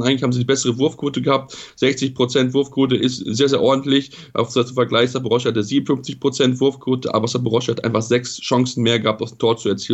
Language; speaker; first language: German; native; German